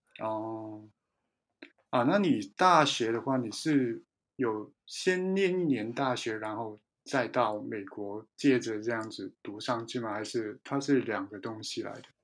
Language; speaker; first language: Chinese; native; Chinese